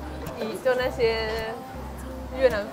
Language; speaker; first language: Chinese; native; Chinese